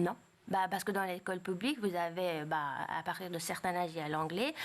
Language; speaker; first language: French; non-native, fluent; Persian